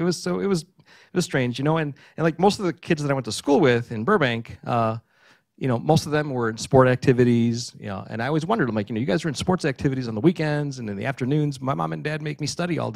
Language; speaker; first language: English; early bilingual, other home language; Greek